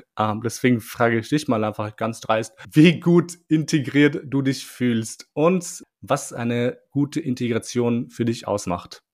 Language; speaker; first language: German; early bilingual, other home language; Albanian